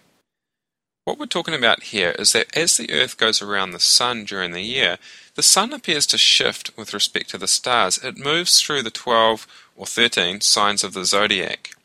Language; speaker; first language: English; native; English